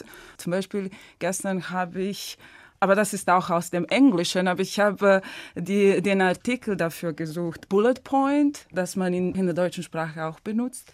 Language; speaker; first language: German; non-native, fluent; Serbian